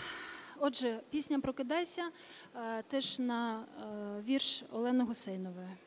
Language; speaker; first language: Ukrainian; native; Ukrainian